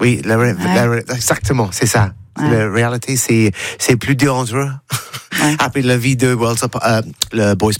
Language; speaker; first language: French; non-native, learner; English